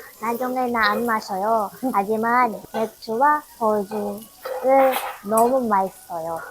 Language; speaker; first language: Korean; non-native, learner; Filipino